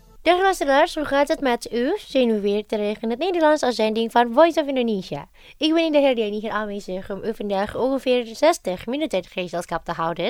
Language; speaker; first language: Dutch; non-native, fluent; Indonesian